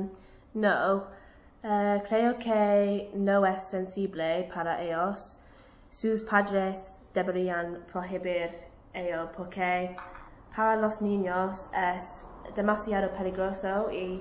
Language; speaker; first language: Spanish; non-native, learner; English